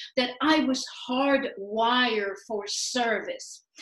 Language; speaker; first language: English; non-native, fluent; Swedish